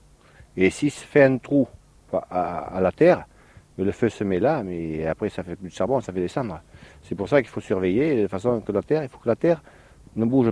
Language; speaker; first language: French; native; French